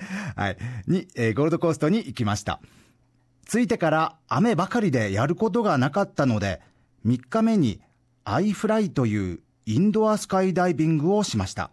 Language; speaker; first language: Japanese; native; Japanese